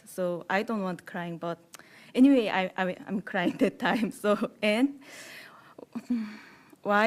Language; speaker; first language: English; non-native, learner; Korean